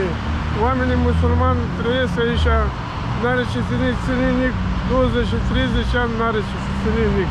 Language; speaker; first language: Romanian; non-native, learner; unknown